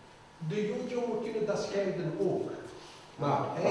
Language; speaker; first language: Dutch; non-native, local second language; French